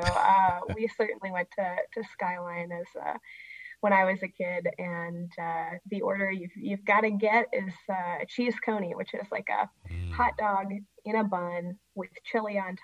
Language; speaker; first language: English; native; English